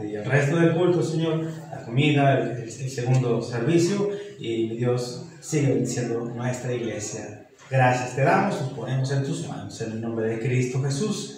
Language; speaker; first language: Spanish; native; Spanish